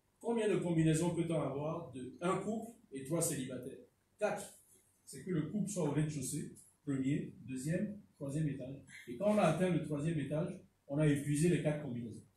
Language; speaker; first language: French; non-native, local second language; Fon